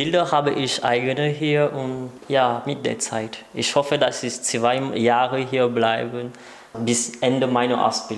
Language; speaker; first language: German; non-native, learner; Arabic